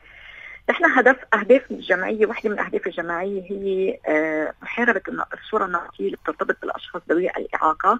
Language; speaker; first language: Arabic; native; Arabic